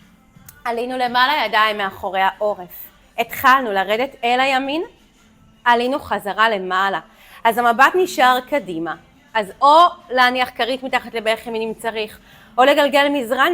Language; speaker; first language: Hebrew; native; Hebrew